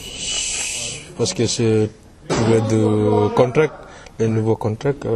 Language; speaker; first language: French; non-native, learner; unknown